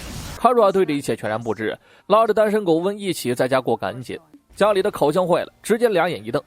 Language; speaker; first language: Chinese; native; Chinese